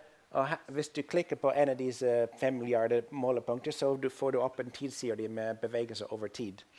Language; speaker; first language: Norwegian; non-native, fluent; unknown